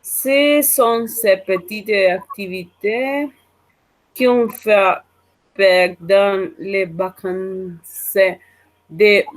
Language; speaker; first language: French; non-native, learner; Spanish